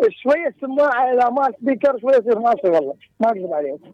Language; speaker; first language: Arabic; native; Arabic